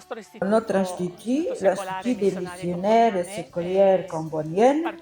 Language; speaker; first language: French; non-native, fluent; Italian